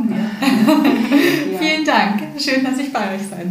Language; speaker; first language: German; native; German